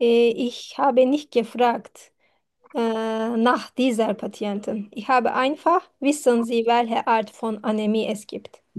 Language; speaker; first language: German; non-native, learner; Turkish